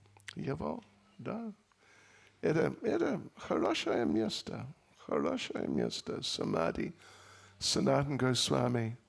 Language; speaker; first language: Russian; non-native, learner; English